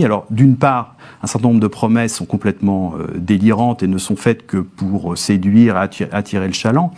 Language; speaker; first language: French; native; French